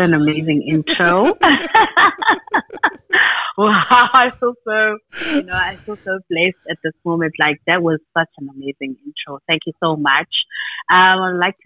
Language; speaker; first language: English; non-native, local second language; Xhosa